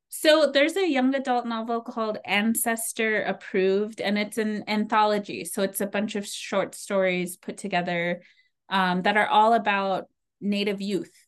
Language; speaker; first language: English; native; English